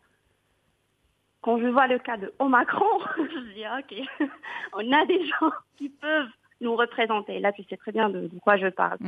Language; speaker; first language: French; non-native, local second language; Arabic